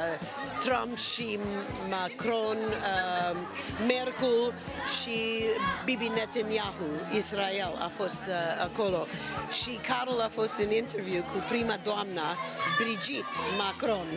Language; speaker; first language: Romanian; non-native, learner; English